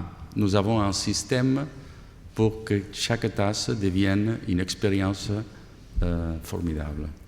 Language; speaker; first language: French; non-native, fluent; Catalan